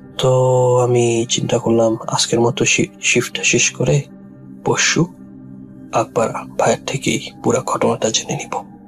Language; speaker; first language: Bangla; early bilingual, heritage; Bangla